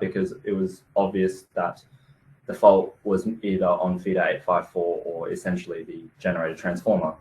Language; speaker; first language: English; native; English